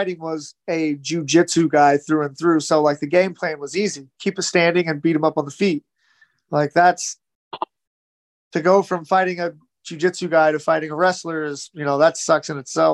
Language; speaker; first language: English; native; English